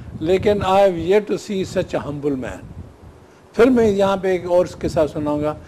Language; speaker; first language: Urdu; non-native, local second language; Sindhi